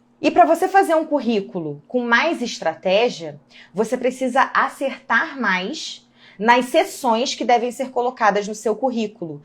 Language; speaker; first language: Portuguese; native; Portuguese